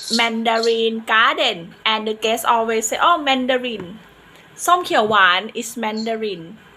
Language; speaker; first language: English; non-native, fluent; Thai